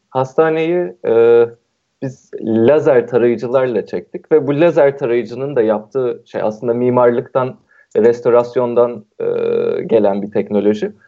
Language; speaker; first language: Turkish; native; Turkish